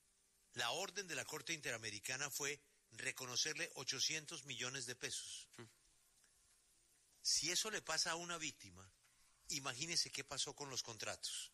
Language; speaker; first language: Spanish; native; Spanish